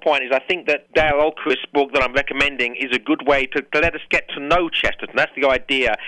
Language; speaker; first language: English; native; English